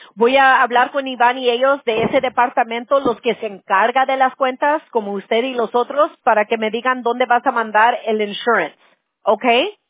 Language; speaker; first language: Spanish; early bilingual, heritage; Spanish